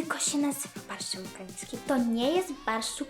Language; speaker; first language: Polish; early bilingual, other home language; Ukrainian